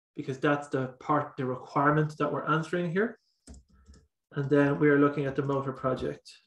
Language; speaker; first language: English; native; English